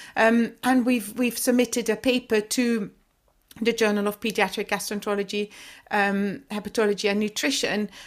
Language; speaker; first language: English; non-native, fluent; Dutch